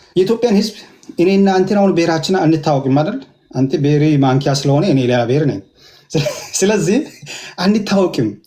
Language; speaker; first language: Amharic; non-native, local second language; Hadiyya